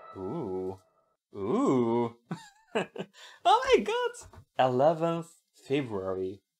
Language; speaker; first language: English; non-native, fluent; German